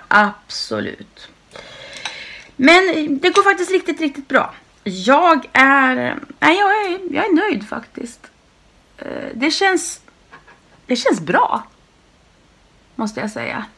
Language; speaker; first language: Swedish; native; Swedish